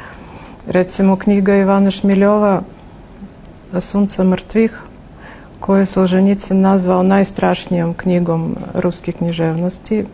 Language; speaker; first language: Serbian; non-native, fluent; Russian